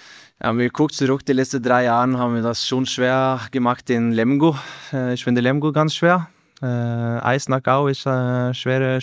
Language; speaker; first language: German; non-native, learner; Norwegian